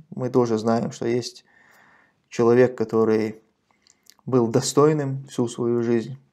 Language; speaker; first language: Russian; non-native, local second language; Chechen